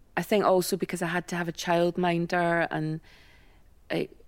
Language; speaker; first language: English; native; English